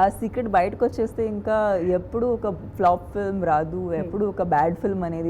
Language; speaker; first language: Telugu; non-native, fluent; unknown